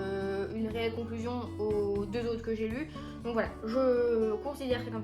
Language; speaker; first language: French; native; French